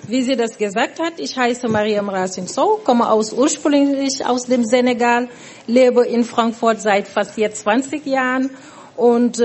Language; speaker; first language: German; non-native, fluent; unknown